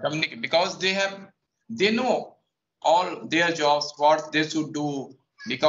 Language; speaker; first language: English; non-native, local second language; Hindi